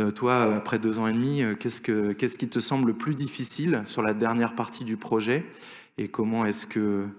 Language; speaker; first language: French; native; French